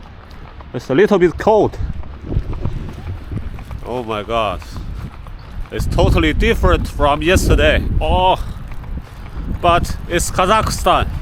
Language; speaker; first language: English; non-native, fluent; Chinese